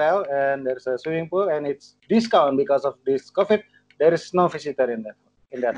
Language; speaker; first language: English; non-native, learner; Indonesian